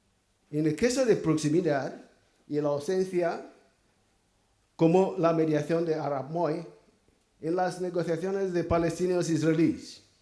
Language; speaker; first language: Spanish; non-native, fluent; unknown